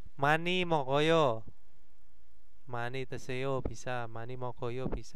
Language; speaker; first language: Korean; non-native, fluent; Indonesian